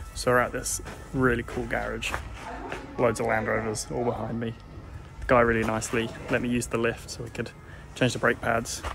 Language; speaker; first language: English; native; English